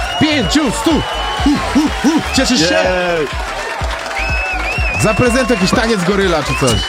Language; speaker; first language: Polish; native; Polish